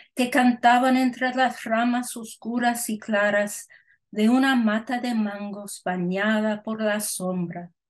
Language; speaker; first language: Spanish; early bilingual, heritage; Spanish